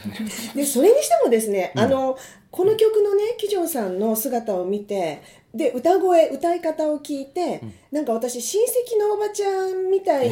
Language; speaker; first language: Japanese; native; Japanese